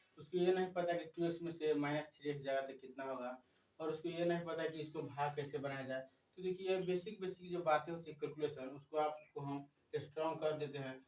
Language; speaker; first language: Hindi; native; Hindi